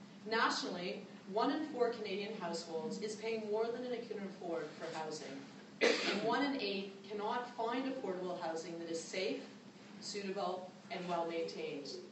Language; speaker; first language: English; native; English